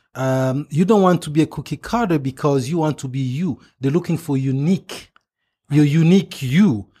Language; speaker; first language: English; non-native, fluent; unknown